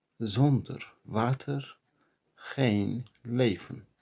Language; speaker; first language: Dutch; non-native, learner; Turkish